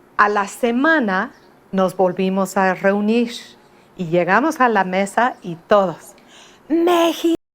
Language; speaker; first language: Spanish; non-native, fluent; English